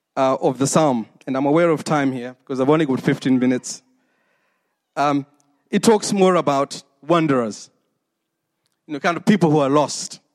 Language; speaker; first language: English; non-native, local second language; Shona